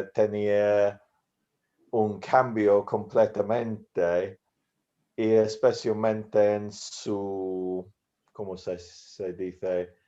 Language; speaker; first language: Spanish; non-native, learner; English